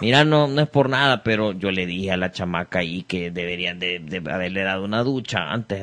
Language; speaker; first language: Spanish; native; Spanish